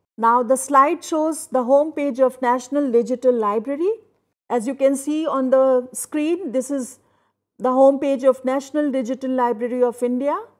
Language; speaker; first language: English; non-native, local second language; Hindi